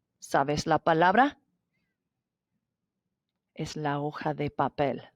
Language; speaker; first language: Spanish; non-native, fluent; English